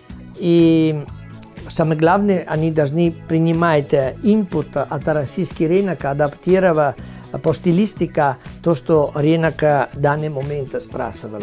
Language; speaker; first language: Russian; non-native, learner; Italian